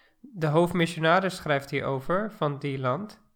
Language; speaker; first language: Dutch; non-native, fluent; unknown